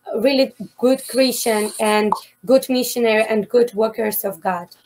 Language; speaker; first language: English; non-native, fluent; Ukrainian